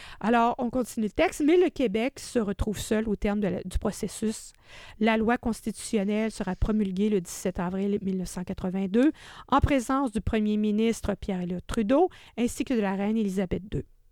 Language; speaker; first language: French; native; French